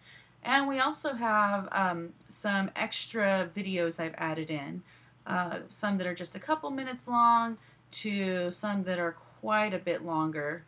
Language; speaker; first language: English; native; English